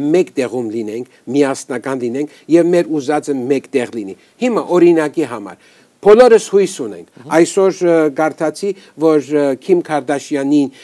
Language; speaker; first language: Armenian; early bilingual, heritage; Armenian